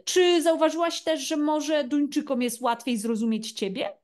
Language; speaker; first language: Polish; native; Polish